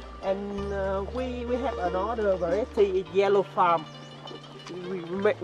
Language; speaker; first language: English; non-native, learner; Vietnamese